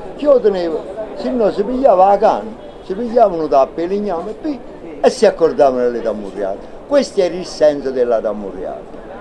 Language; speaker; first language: Italian; native; Italian